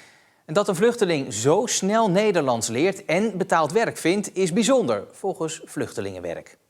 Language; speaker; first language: Dutch; native; Dutch